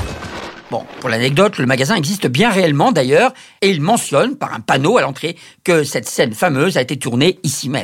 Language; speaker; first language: French; native; French